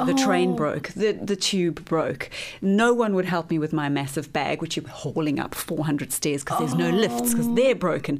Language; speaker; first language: English; native; English